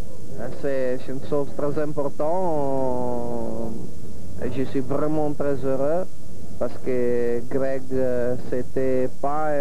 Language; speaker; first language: French; non-native, fluent; Italian